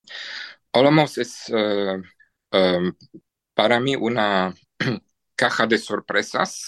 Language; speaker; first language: Spanish; non-native, fluent; Czech